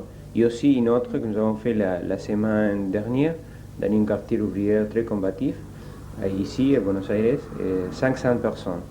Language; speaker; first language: French; non-native, learner; Spanish